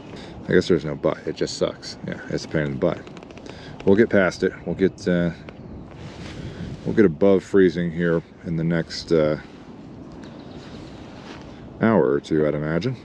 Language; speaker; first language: English; native; English